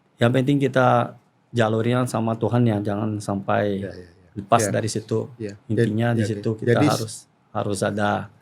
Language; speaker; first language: Indonesian; non-native, fluent; Portuguese